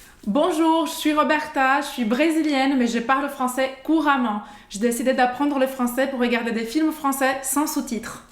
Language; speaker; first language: French; non-native, fluent; Portuguese